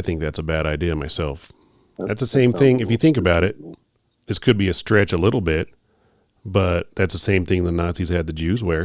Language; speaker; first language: English; native; English